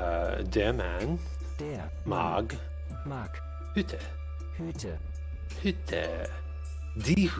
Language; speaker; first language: German; non-native, learner; English